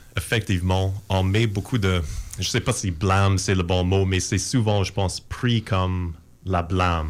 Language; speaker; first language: French; native; French